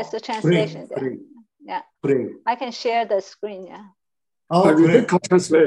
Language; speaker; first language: English; non-native, learner; Chinese